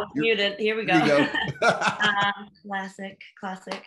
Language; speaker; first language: English; native; English